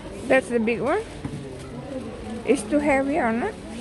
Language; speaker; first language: English; non-native, learner; Indonesian